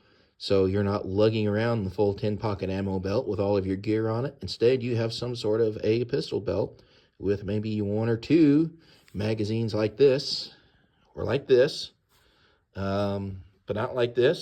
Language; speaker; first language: English; native; English